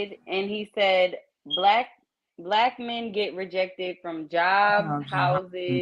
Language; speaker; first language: English; native; English